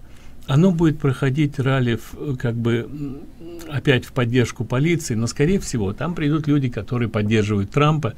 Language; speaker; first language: Russian; native; Russian